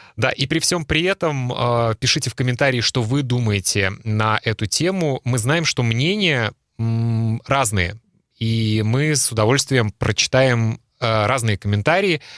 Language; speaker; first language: Russian; native; Russian